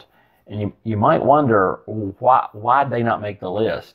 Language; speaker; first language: English; native; English